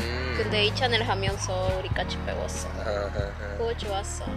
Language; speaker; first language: Korean; non-native, learner; Spanish